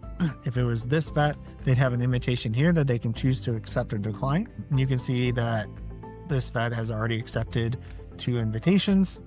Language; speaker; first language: English; native; English